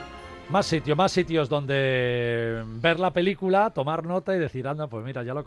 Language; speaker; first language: Spanish; native; Spanish